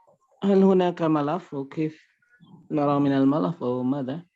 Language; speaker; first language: Arabic; non-native, learner; Indonesian